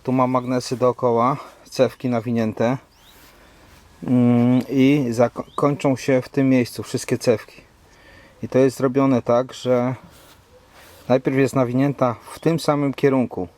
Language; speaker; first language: Polish; native; Polish